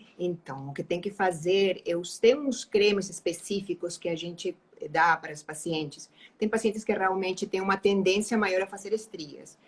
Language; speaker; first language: Portuguese; non-native, fluent; Spanish